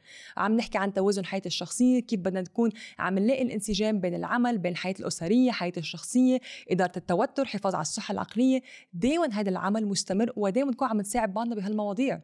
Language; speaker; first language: Arabic; native; Arabic